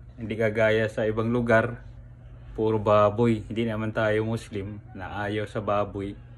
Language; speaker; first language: Filipino; non-native, local second language; Cebuano